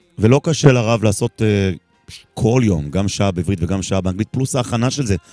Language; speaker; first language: Hebrew; native; Hebrew